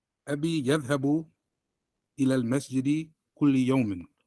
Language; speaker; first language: Arabic; non-native, learner; English